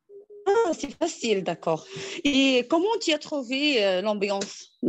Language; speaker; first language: French; non-native, learner; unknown